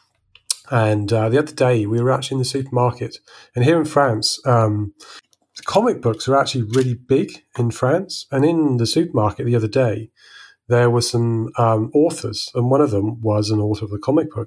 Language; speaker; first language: English; native; English